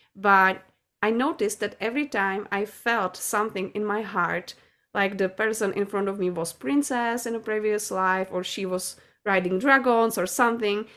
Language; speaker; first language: English; non-native, fluent; Czech